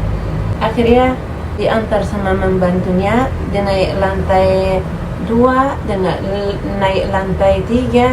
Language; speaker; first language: Indonesian; non-native, fluent; Arabic